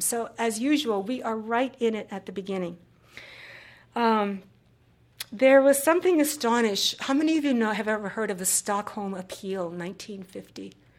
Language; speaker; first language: English; early bilingual, other home language; Japanese